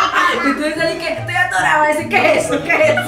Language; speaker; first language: Spanish; native; Spanish